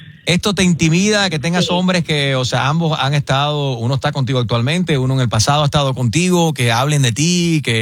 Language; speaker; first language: Spanish; native; Spanish